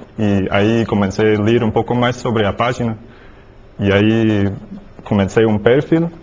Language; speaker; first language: Portuguese; non-native, learner; English